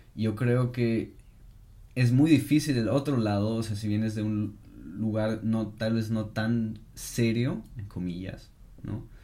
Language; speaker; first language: Spanish; non-native, fluent; German